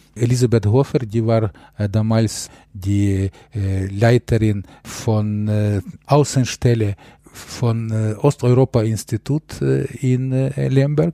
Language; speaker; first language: German; non-native, fluent; Ukrainian